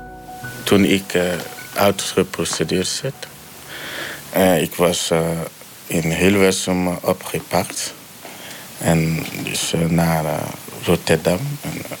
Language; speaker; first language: Dutch; non-native, learner; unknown